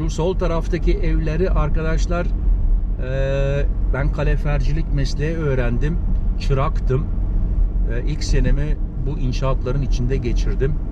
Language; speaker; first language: Turkish; early bilingual, heritage; Turkish